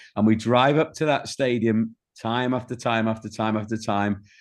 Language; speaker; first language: English; native; English